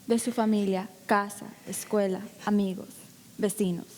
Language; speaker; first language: Spanish; early bilingual, heritage; Spanish